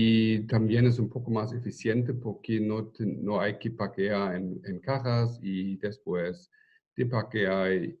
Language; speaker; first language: Spanish; non-native, fluent; German